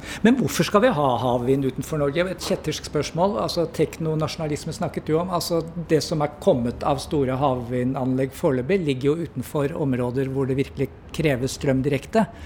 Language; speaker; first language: Norwegian; native; Norwegian